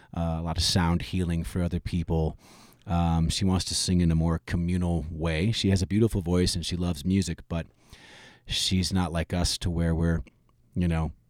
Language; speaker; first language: English; native; English